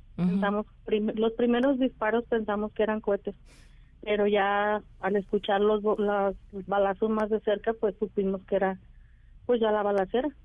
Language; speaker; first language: Spanish; native; Spanish